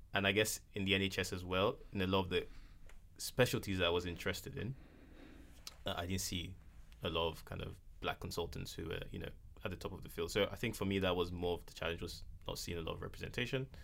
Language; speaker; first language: English; non-native, local second language; Yoruba